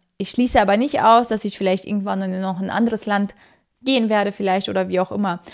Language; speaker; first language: German; early bilingual, other home language; Russian